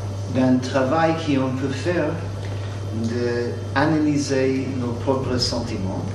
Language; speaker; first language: French; non-native, fluent; English